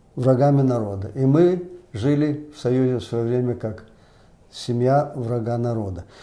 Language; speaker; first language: Russian; native; Russian